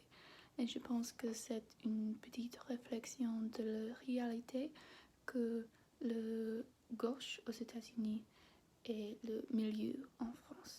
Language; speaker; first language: French; non-native, learner; English